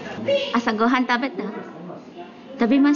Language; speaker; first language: Japanese; non-native, learner; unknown